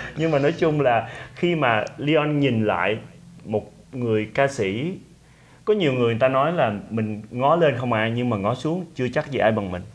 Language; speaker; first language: Vietnamese; early bilingual, heritage; Vietnamese